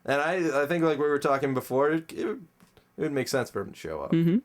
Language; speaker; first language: English; native; English